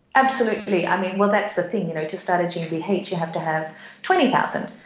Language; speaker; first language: English; native; English